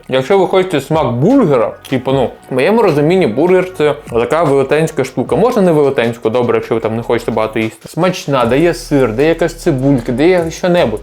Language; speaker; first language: Ukrainian; non-native, local second language; Russian